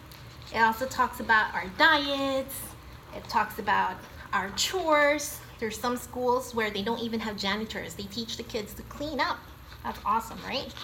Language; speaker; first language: English; native; English